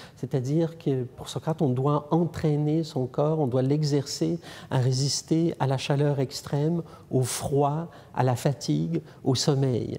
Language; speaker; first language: French; native; French